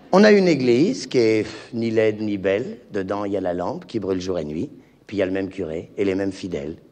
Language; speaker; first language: French; native; French